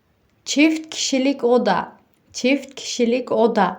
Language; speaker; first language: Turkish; non-native, fluent; Uzbek